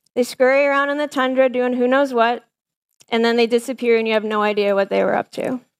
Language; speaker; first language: English; native; English